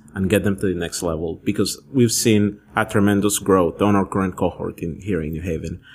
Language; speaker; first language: English; early bilingual, other home language; Spanish